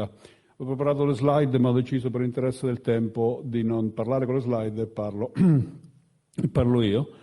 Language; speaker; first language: Italian; native; Italian